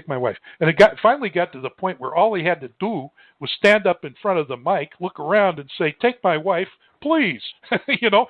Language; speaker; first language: English; native; English